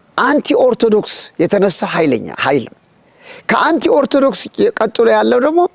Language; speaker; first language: Amharic; native; Amharic